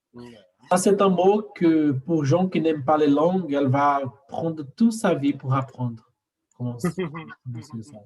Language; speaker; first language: French; non-native, learner; Portuguese